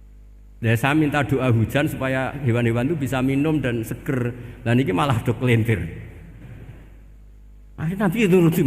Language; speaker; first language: Indonesian; non-native, local second language; Javanese